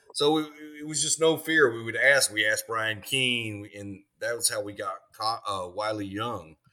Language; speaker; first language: English; native; English